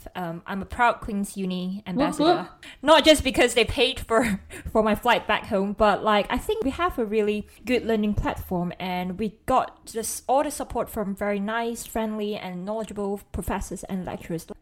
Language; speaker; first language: English; non-native, local second language; Chinese